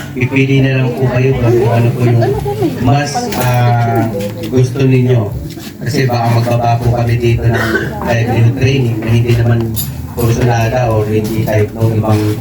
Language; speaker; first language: Filipino; native; Filipino